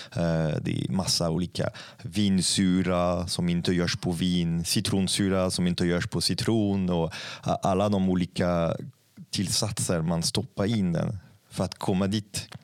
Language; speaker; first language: Swedish; non-native, fluent; French